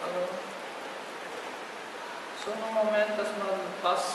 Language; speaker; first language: German; early bilingual, heritage; German